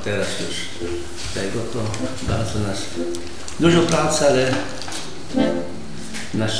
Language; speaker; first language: Polish; early bilingual, heritage; Polish